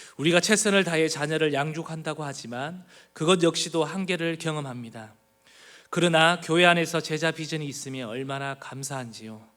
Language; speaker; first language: Korean; native; Korean